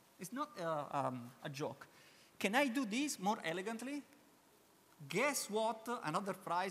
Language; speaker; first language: English; non-native, learner; Italian